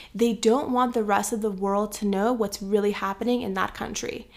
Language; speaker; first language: English; early bilingual, other home language; Persian